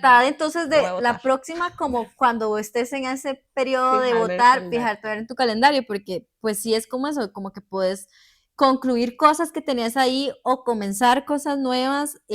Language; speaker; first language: Spanish; native; Spanish